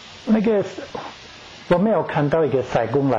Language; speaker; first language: Chinese; non-native, fluent; English